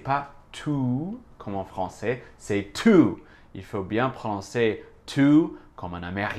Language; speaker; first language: French; non-native, fluent; English